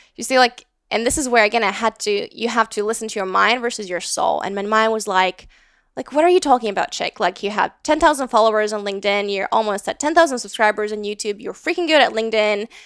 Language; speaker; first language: English; non-native, fluent; Latvian